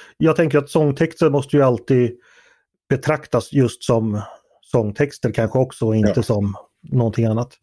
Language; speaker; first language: Swedish; native; Swedish